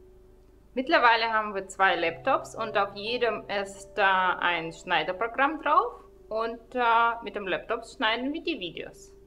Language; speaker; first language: German; non-native, fluent; Russian